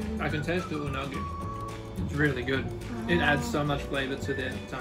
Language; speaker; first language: English; native; English